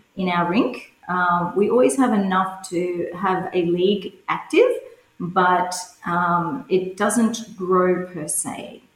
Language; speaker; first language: English; native; English